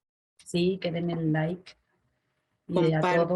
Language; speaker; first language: Spanish; native; Spanish